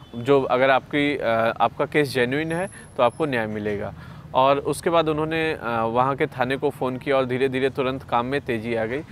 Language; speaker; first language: Hindi; native; Hindi